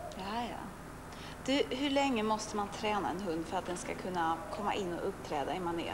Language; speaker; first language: Swedish; native; Swedish